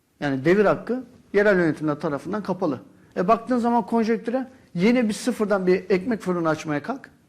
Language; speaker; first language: Turkish; native; Turkish